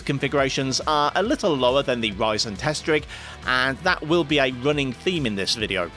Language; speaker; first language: English; native; English